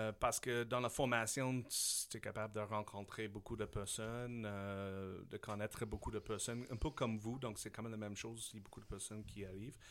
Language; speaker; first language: French; non-native, fluent; English